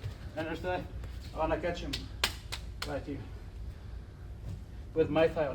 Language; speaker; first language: English; non-native, fluent; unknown